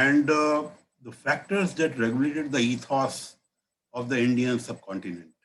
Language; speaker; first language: English; non-native, local second language; Hindi